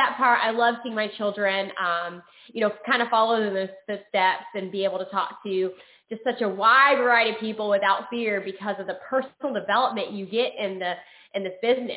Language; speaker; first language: English; native; English